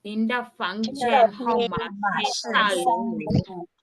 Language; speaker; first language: Chinese; non-native, learner; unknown